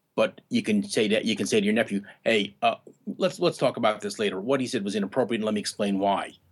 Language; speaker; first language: English; native; English